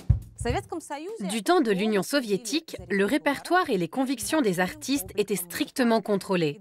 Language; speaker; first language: French; native; French